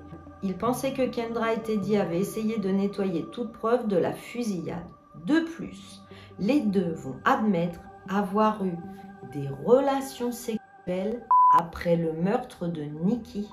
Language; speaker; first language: French; native; French